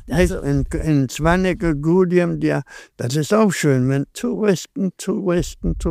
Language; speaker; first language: German; non-native, learner; Danish